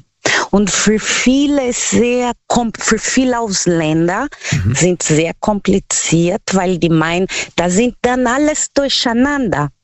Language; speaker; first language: German; non-native, learner; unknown